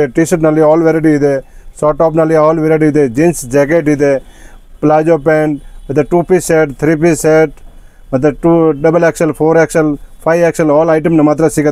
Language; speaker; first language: Kannada; non-native, local second language; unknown